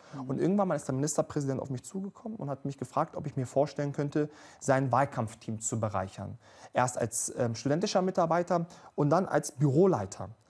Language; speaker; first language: German; early bilingual, other home language; Bosnian